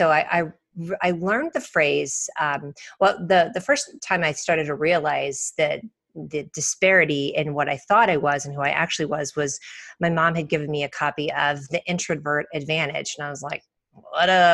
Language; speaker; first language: English; native; English